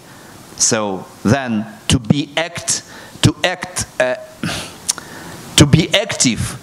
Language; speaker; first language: English; non-native, fluent; Russian